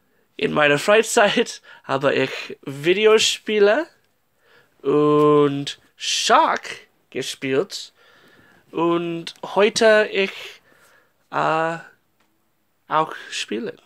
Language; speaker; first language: German; non-native, learner; English